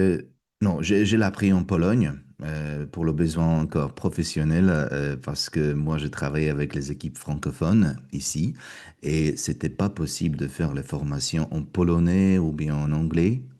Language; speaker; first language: French; non-native, fluent; Russian